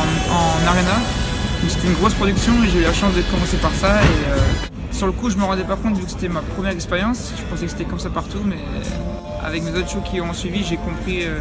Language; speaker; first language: French; native; French